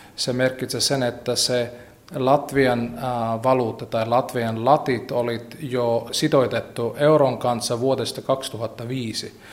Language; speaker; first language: Finnish; non-native, fluent; Latvian